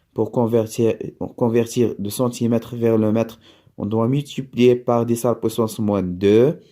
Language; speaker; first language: French; non-native, local second language; Arabic